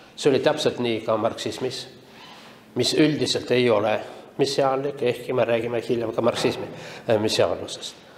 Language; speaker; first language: Estonian; non-native, local second language; Russian